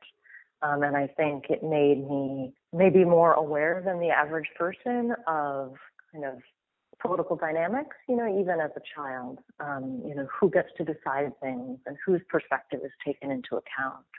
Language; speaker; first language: English; native; English